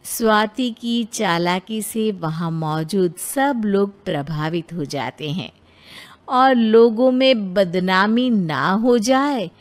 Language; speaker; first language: Hindi; native; Hindi